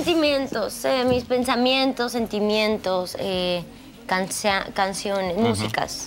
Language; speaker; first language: Portuguese; non-native, learner; Spanish